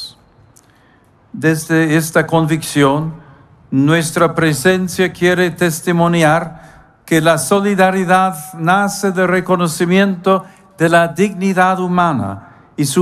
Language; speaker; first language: Spanish; non-native, fluent; English